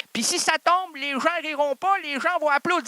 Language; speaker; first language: French; native; French